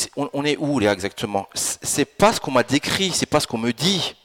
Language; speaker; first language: French; early bilingual, other home language; Italian